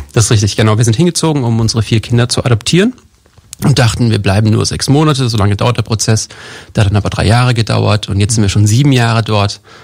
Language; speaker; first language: German; early bilingual, heritage; German